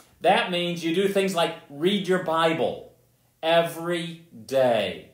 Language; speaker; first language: English; native; English